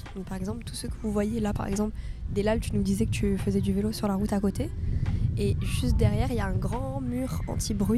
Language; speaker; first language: French; native; French